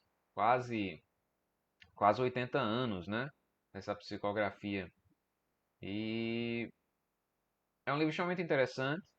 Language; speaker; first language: Portuguese; native; Portuguese